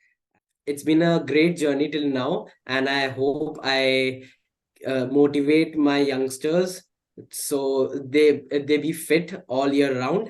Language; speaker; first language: English; non-native, local second language; Hindi